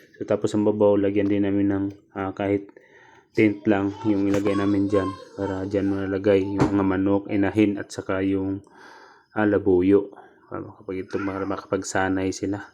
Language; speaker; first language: Filipino; non-native, local second language; Cebuano